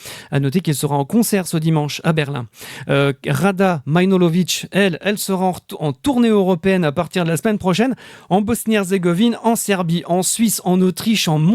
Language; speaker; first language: French; native; French